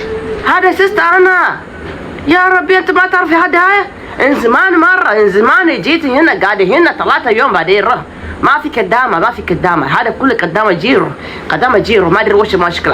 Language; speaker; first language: Arabic; non-native, learner; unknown